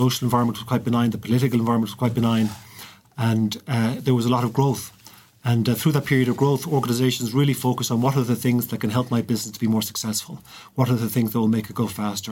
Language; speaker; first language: English; native; English